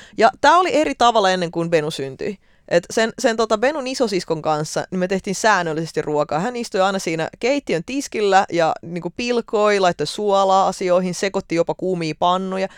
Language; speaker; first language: Finnish; early bilingual, other home language; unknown